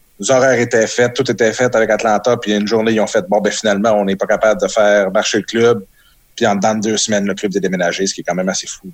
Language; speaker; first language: French; native; French